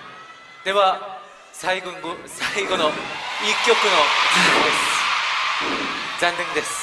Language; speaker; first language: Japanese; non-native, fluent; Korean